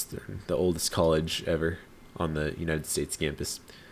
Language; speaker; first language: English; native; English